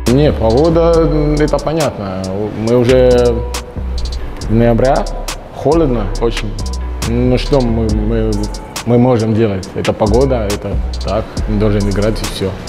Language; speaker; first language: Russian; non-native, learner; French